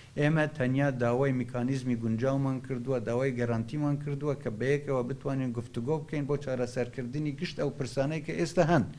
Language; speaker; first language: Central Kurdish; non-native, local second language; Kurdish